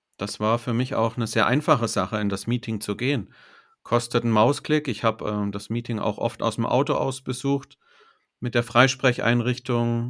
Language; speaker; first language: German; native; German